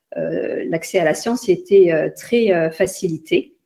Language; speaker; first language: French; non-native, local second language; Arabic